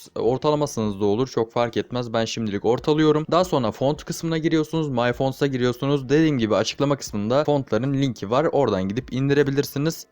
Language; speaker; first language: Turkish; native; Turkish